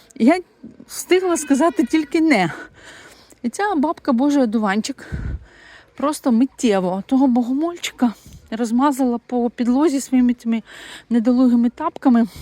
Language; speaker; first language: Ukrainian; non-native, local second language; Russian